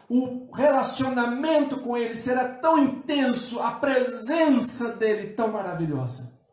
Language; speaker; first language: Portuguese; native; Portuguese